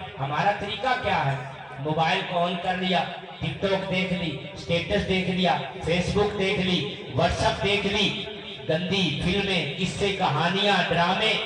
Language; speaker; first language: Urdu; non-native, local second language; Punjabi